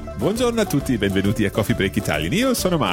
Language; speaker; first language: Italian; non-native, fluent; English